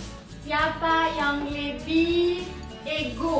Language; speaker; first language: Indonesian; non-native, learner; French